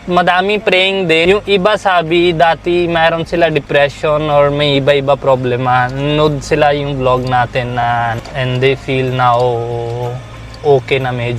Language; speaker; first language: Filipino; non-native, learner; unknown